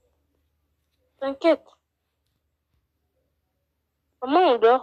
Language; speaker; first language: French; native; French